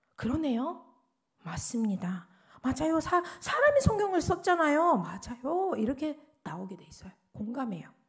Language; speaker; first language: Korean; non-native, fluent; Russian